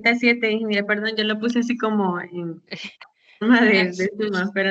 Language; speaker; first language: Spanish; native; Spanish